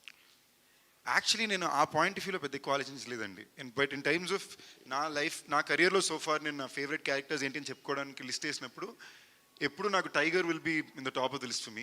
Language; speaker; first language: Telugu; native; Telugu